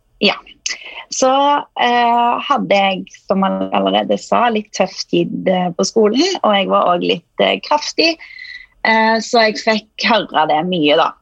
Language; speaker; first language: Norwegian; native; Norwegian